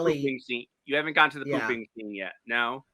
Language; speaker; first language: English; native; English